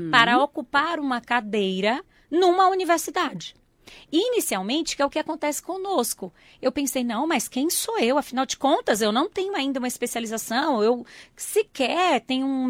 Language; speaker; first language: Portuguese; native; Portuguese